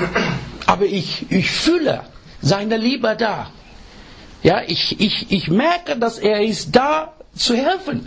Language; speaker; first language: German; non-native, learner; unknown